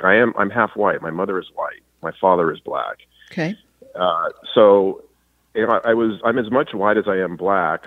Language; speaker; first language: English; native; English